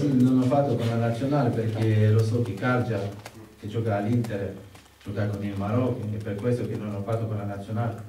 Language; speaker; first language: Italian; non-native, learner; French